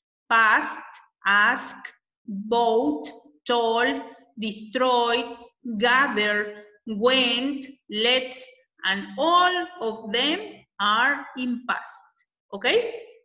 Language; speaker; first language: English; non-native, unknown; Spanish